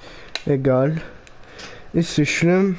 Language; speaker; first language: German; early bilingual, other home language; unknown